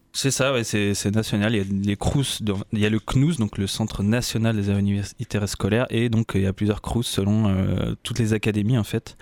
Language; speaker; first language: French; native; French